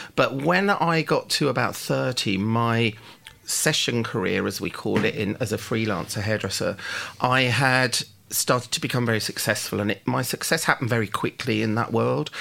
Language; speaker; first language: English; native; English